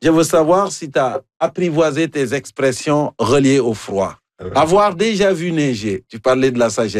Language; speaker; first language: French; non-native, local second language; Wolof